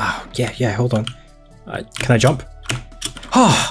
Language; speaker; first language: English; native; English